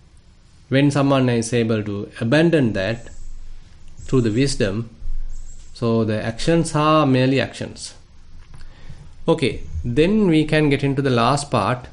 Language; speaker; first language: English; non-native, local second language; Sinhala